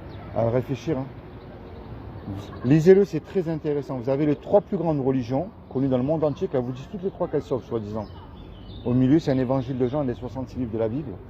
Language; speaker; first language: French; native; French